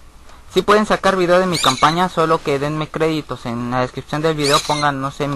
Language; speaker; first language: Spanish; native; Spanish